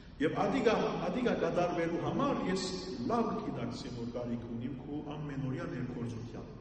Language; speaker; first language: Armenian; early bilingual, heritage; Armenian